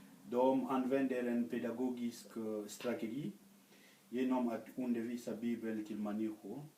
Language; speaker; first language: Swedish; non-native, fluent; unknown